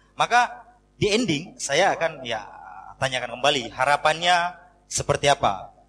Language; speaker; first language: Indonesian; native; Indonesian